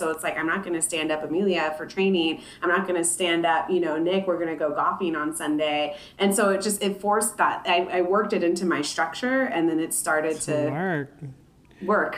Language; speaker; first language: English; native; English